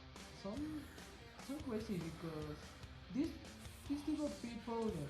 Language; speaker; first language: English; non-native, learner; Spanish